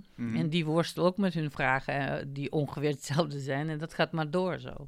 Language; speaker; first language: Dutch; non-native, fluent; Macedonian